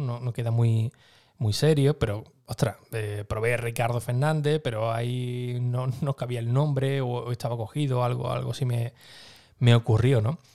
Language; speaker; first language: Spanish; native; Spanish